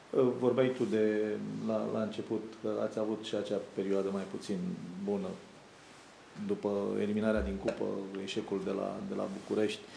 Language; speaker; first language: Romanian; native; Romanian